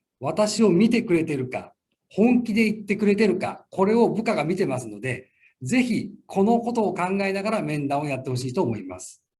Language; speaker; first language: Japanese; native; Japanese